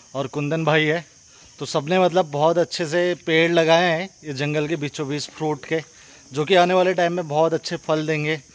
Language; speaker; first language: Hindi; native; Hindi